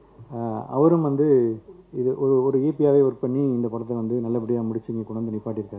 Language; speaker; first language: Tamil; native; Tamil